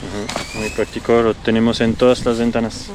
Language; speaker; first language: Spanish; non-native, learner; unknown